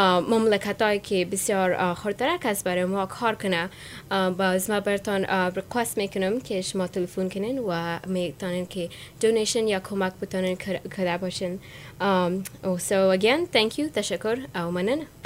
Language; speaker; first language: Persian; early bilingual, heritage; Persian